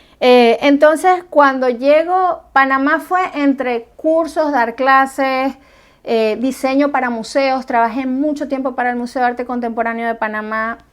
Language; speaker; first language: Spanish; native; Spanish